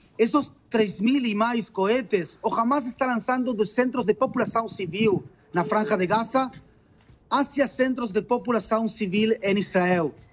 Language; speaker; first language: Portuguese; non-native, learner; Spanish